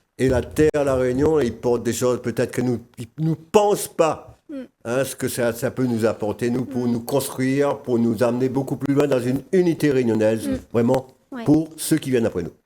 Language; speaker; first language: French; non-native, local second language; Réunion Creole French